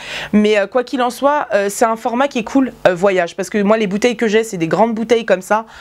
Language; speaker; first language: French; native; French